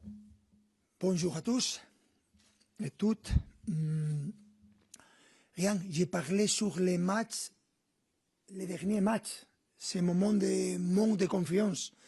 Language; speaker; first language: French; non-native, fluent; Spanish